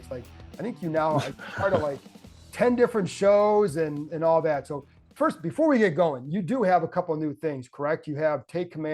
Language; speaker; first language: English; native; English